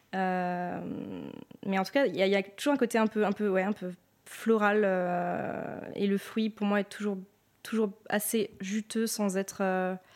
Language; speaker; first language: French; native; French